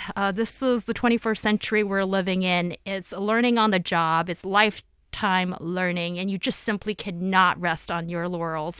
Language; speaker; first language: English; non-native, fluent; Chinese